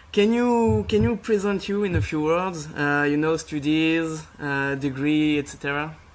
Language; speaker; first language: English; non-native, learner; French